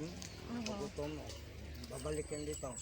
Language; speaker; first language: Filipino; non-native, local second language; Cebuano